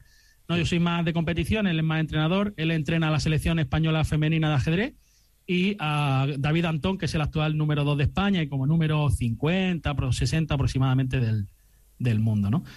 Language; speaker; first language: Spanish; native; Spanish